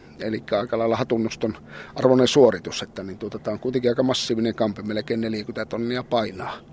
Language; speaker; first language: Finnish; native; Finnish